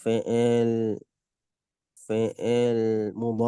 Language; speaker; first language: Arabic; non-native, learner; Malay